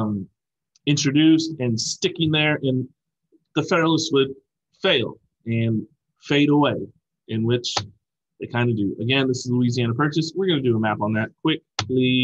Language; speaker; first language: English; native; English